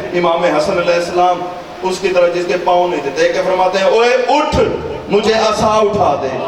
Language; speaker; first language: Urdu; non-native, local second language; Saraiki